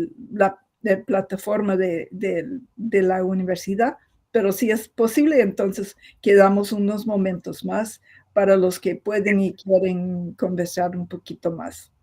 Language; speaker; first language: Spanish; non-native, fluent; English